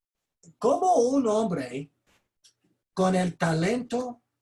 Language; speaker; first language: Spanish; non-native, fluent; English